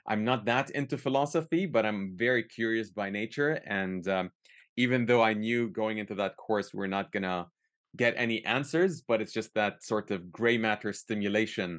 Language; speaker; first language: English; early bilingual, other home language; Arabic